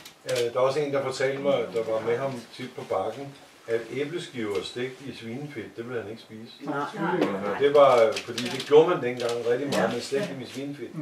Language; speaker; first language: Danish; native; Danish